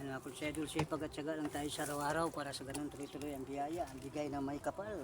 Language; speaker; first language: Filipino; non-native, local second language; Cebuano